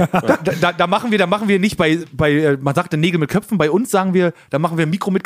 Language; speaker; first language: German; native; German